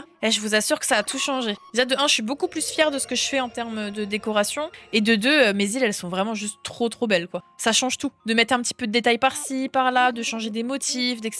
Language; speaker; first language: French; native; French